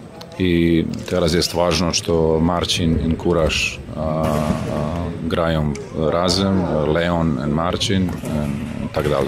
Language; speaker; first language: Polish; non-native, learner; Serbian